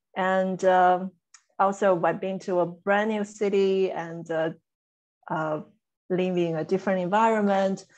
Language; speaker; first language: English; non-native, fluent; Chinese